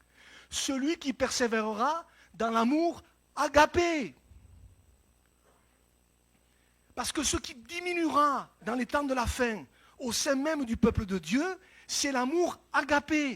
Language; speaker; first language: French; native; French